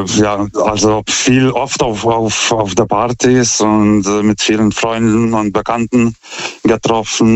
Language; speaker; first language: German; non-native, fluent; Lithuanian